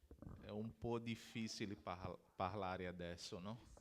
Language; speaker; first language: Italian; non-native, learner; Portuguese